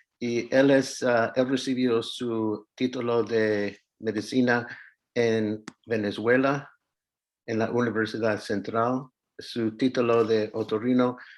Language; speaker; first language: Spanish; non-native, fluent; English